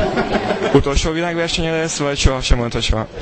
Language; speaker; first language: Hungarian; native; Hungarian